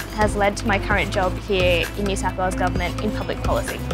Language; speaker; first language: English; native; English